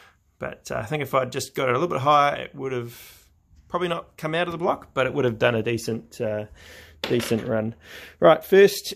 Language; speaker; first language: English; native; English